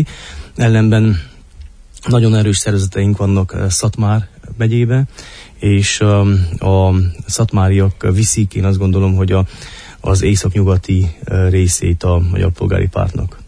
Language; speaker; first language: Hungarian; native; Hungarian